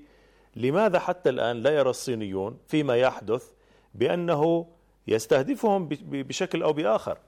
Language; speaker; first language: Arabic; native; Arabic